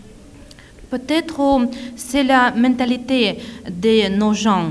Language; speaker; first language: French; non-native, fluent; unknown